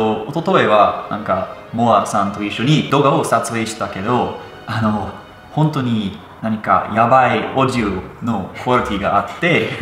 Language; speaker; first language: Japanese; non-native, fluent; English